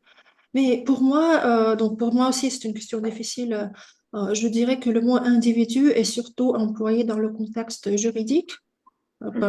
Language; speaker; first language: French; non-native, fluent; Russian